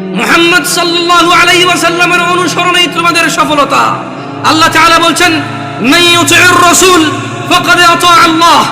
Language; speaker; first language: Bangla; early bilingual, heritage; Bangla